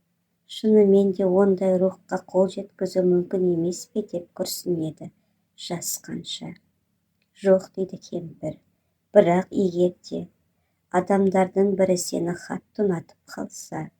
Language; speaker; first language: Kazakh; native; Kazakh